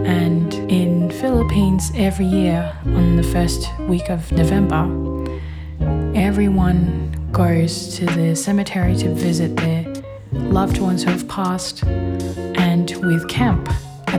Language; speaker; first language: English; non-native, local second language; Filipino